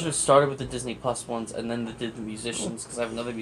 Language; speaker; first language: English; native; English